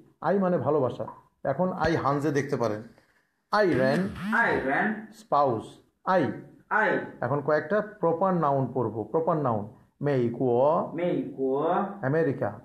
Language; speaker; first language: Bangla; native; Bangla